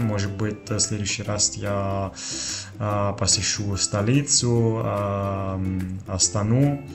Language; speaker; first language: Russian; non-native, fluent; Italian